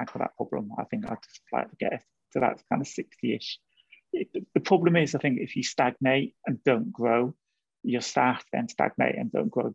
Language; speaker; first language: English; native; English